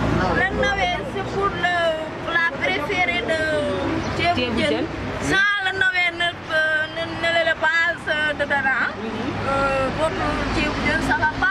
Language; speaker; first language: French; non-native, learner; Wolof